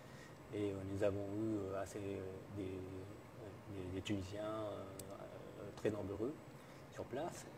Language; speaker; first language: French; non-native, fluent; Japanese